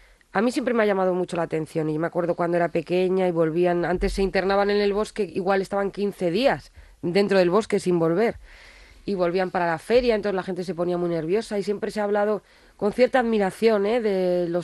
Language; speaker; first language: Spanish; native; Spanish